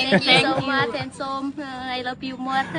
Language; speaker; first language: English; non-native, learner; Indonesian